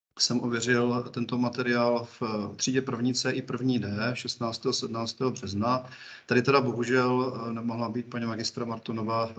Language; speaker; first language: Czech; native; Czech